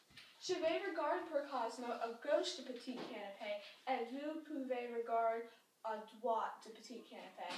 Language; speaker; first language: French; non-native, learner; English